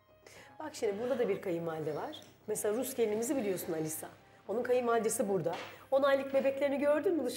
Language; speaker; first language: Turkish; native; Turkish